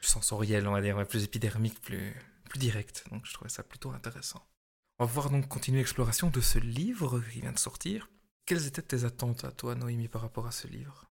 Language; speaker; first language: French; native; French